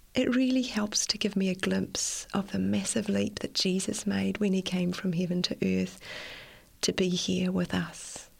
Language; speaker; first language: English; native; English